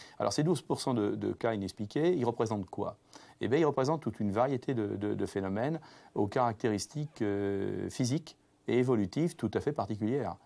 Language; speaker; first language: French; native; French